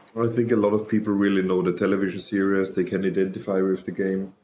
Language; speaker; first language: English; non-native, fluent; German